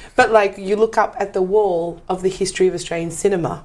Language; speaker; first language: English; native; English